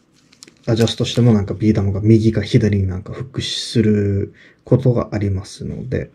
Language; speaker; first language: Japanese; non-native, fluent; English